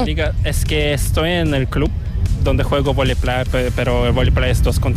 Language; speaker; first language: Spanish; non-native, learner; Korean